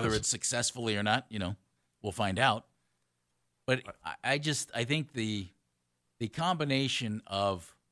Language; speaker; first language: English; native; English